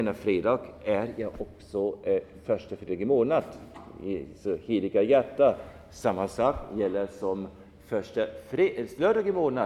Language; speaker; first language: Swedish; non-native, fluent; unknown